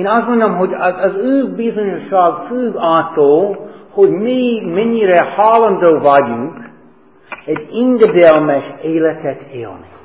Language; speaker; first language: Hungarian; non-native, fluent; English